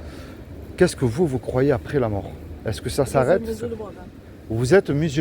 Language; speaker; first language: French; native; French